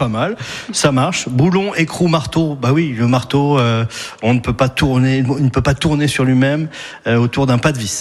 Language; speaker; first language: French; native; French